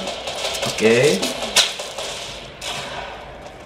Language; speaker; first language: English; non-native, fluent; Indonesian